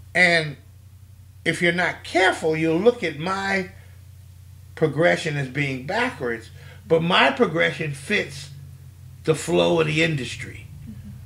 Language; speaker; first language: English; native; English